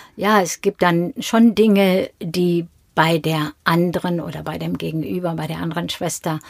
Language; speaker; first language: German; native; German